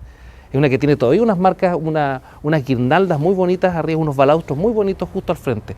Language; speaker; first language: Spanish; native; Spanish